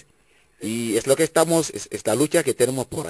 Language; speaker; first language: Spanish; non-native, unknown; Wolof